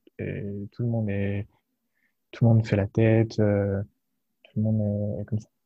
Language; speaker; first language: French; native; French